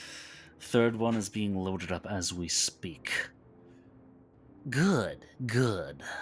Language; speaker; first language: English; native; English